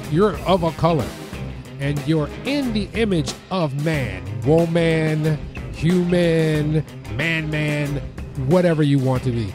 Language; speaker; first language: English; native; English